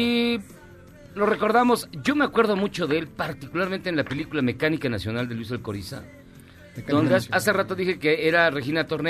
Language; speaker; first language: Spanish; native; Spanish